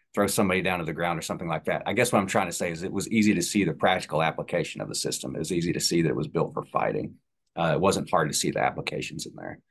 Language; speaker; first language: English; native; English